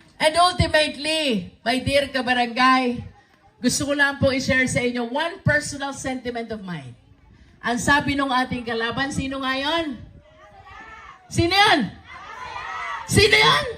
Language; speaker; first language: Filipino; native; Filipino